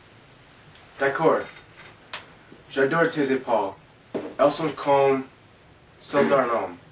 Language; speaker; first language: French; non-native, learner; English